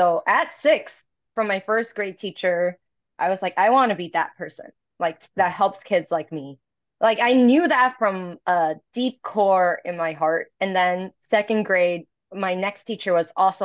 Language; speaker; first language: English; early bilingual, other home language; Cantonese